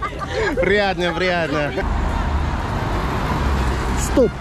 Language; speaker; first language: Russian; non-native, learner; Portuguese